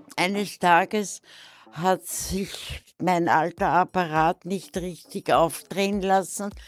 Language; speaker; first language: German; native; German